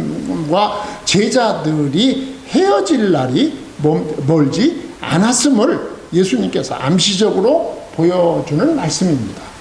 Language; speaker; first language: Korean; native; Korean